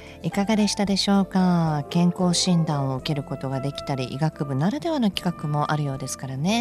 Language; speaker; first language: Japanese; native; Japanese